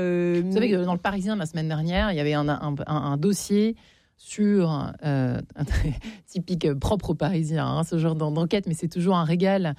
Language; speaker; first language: French; native; French